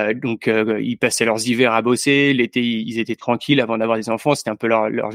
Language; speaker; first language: French; native; French